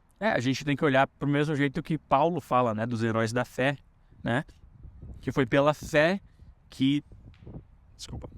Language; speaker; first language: Portuguese; native; Portuguese